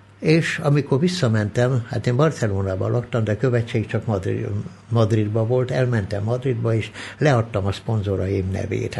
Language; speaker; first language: Hungarian; early bilingual, other home language; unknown